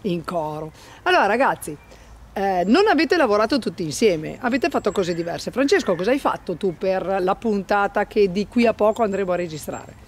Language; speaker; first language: Italian; native; Italian